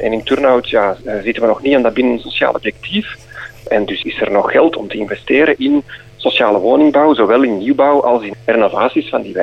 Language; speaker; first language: Dutch; native; Dutch